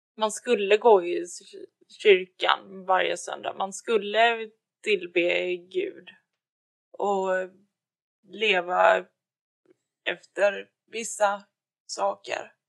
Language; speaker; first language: Swedish; native; Swedish